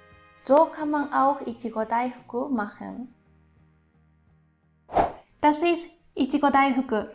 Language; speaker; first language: German; non-native, fluent; Japanese